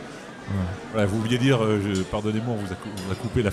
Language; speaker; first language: French; native; French